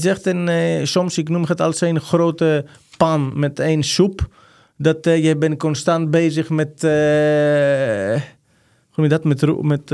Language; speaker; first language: Dutch; non-native, fluent; Greek